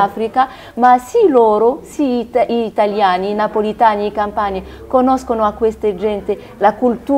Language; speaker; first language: Italian; non-native, learner; Arabic